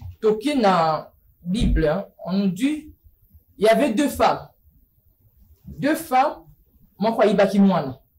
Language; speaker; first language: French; non-native, local second language; Lingala